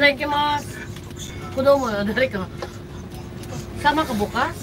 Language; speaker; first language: Japanese; non-native, fluent; Filipino